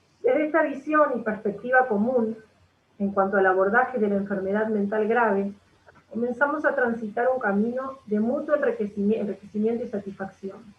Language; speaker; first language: Spanish; native; Spanish